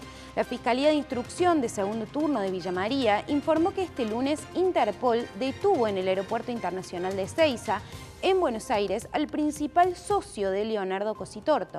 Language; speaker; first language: Spanish; native; Spanish